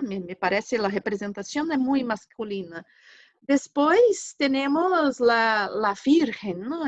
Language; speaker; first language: Spanish; non-native, fluent; Portuguese